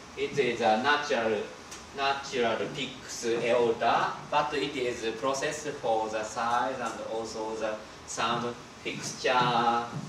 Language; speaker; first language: English; non-native, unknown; Japanese